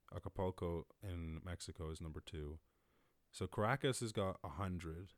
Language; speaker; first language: English; native; English